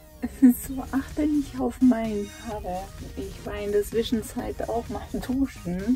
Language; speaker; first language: German; non-native, fluent; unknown